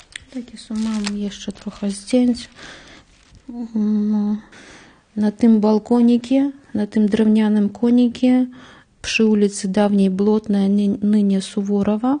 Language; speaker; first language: Polish; non-native, learner; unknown